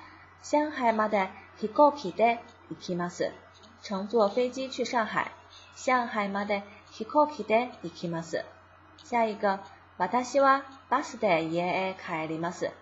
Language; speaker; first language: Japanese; non-native, fluent; Chinese